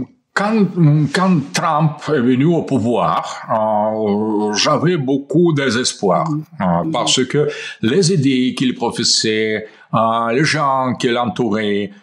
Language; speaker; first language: French; non-native, fluent; Russian